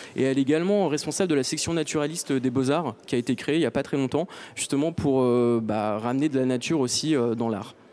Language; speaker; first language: French; native; French